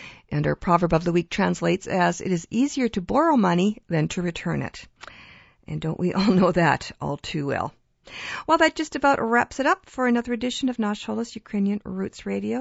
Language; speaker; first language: English; early bilingual, other home language; Ukrainian